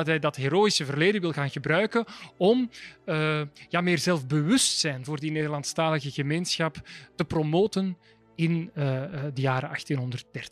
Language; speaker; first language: Dutch; native; Dutch